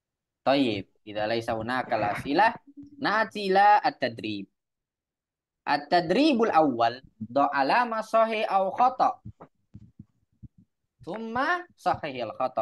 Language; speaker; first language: Arabic; non-native, fluent; Indonesian